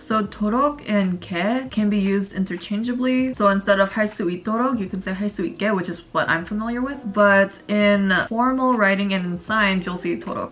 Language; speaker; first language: English; early bilingual, other home language; Korean